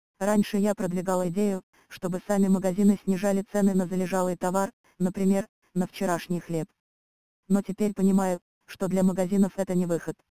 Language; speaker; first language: Russian; native; Russian